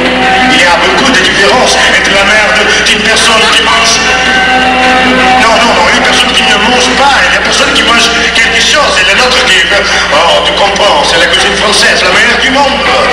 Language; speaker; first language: French; non-native, learner; Portuguese